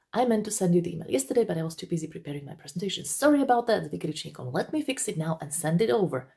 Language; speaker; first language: English; non-native, fluent; Slovak